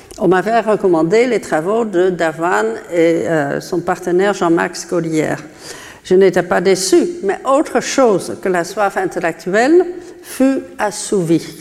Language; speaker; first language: French; non-native, fluent; Dutch